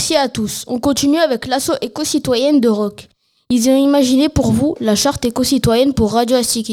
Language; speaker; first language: French; native; French